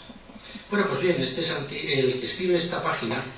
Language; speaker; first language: Spanish; native; Spanish